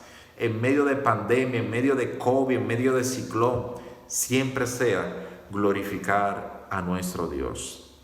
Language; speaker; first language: Spanish; native; Spanish